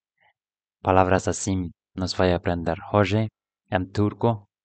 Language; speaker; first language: Portuguese; non-native, learner; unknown